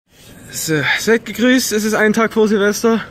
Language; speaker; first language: German; native; German